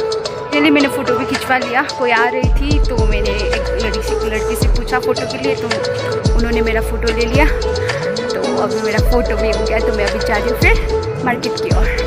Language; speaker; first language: Hindi; non-native, local second language; Nepali